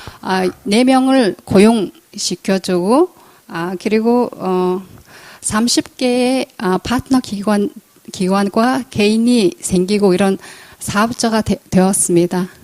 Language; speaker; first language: Korean; non-native, fluent; Mongolian